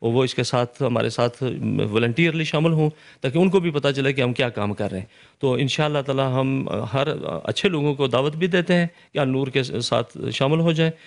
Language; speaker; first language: Urdu; non-native, local second language; Punjabi